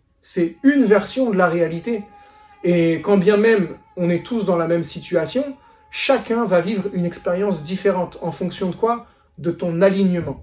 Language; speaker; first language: French; native; French